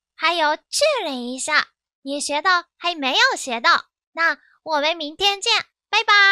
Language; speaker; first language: Chinese; non-native, fluent; Japanese